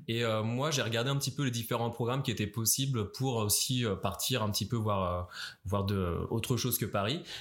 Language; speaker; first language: French; native; French